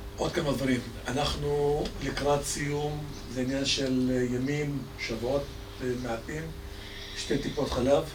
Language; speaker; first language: Hebrew; non-native, local second language; Arabic